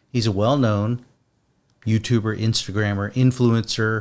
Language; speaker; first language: English; native; English